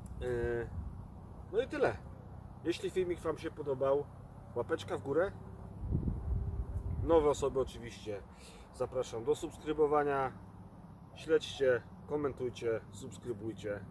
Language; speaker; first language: Polish; native; Polish